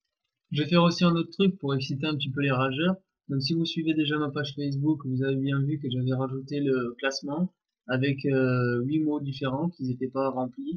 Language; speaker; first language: French; native; French